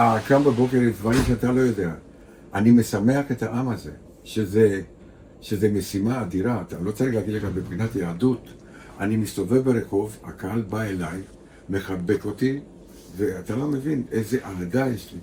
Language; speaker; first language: Hebrew; non-native, fluent; Romanian